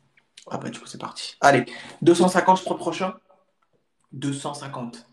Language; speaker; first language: French; native; French